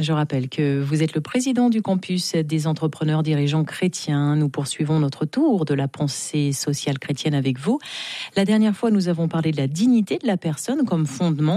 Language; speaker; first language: French; native; French